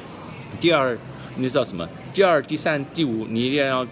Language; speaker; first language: Chinese; early bilingual, heritage; English